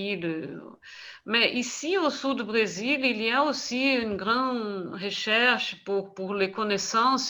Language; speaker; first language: French; non-native, fluent; Portuguese